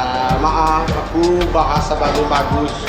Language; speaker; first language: Indonesian; non-native, learner; English